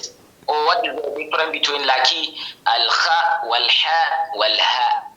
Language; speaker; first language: English; non-native, learner; Hausa